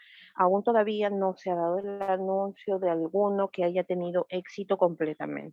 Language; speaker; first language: Spanish; native; Spanish